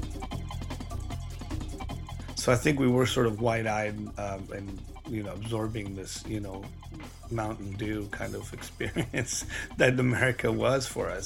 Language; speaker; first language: English; early bilingual, other home language; Spanish